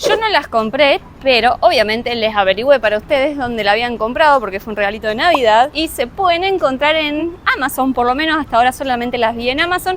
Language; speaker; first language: Spanish; native; Spanish